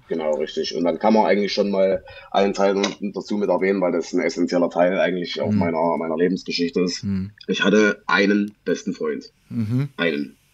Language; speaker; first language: German; native; German